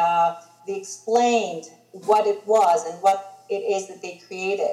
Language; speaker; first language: English; non-native, fluent; Greek